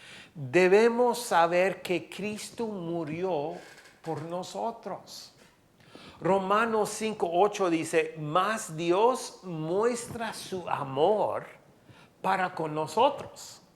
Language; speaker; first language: Spanish; non-native, fluent; English